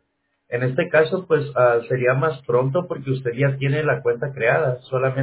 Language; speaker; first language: Spanish; native; Spanish